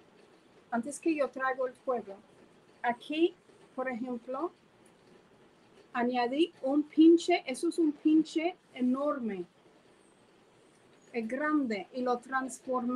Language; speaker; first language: Spanish; non-native, fluent; English